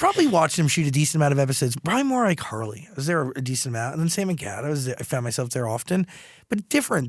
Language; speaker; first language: English; native; English